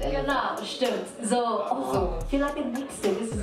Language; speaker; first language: German; non-native, learner; Cantonese